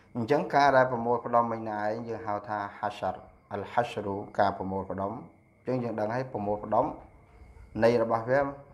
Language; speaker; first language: Khmer; non-native, local second language; Eastern Cham